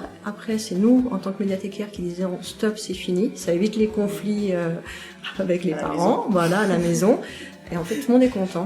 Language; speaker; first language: French; native; French